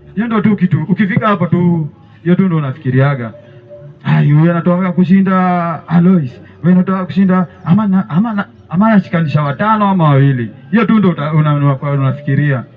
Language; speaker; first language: Swahili; native; Swahili